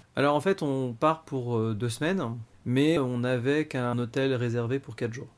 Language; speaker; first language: French; native; French